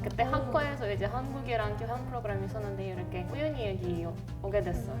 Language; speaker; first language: Korean; non-native, fluent; Ukrainian